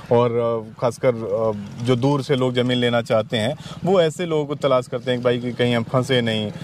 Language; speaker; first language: Hindi; native; Hindi